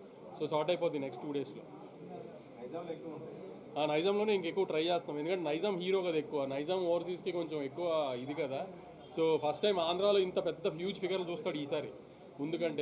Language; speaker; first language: Telugu; native; Telugu